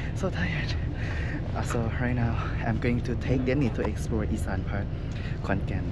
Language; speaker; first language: English; non-native, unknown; Thai